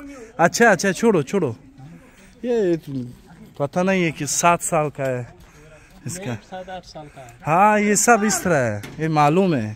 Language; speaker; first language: Hindi; non-native, fluent; Tajik